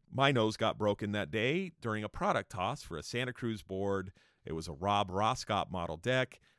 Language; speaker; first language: English; native; English